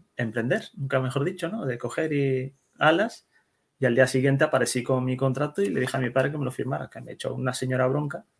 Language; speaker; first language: Spanish; early bilingual, other home language; Dutch